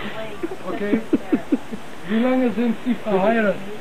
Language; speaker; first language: German; non-native, learner; English